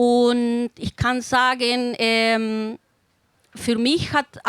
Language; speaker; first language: German; non-native, fluent; Spanish